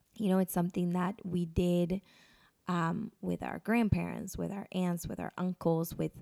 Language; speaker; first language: English; non-native, fluent; Spanish